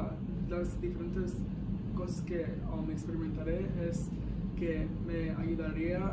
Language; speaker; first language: Spanish; early bilingual, heritage; Spanish